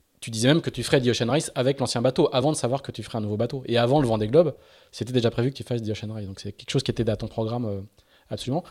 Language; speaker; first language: French; native; French